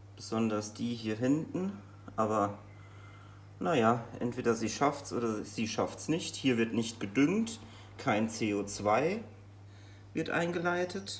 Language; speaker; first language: German; native; German